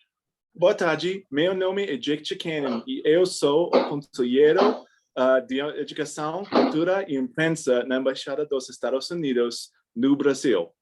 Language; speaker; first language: Portuguese; non-native, fluent; English